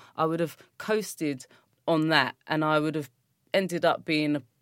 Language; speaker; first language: English; native; English